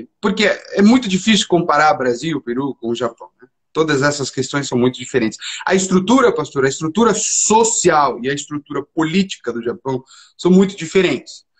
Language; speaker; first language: Portuguese; early bilingual, heritage; Portuguese